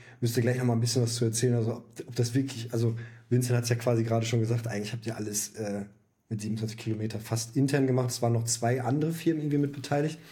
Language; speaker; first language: German; native; German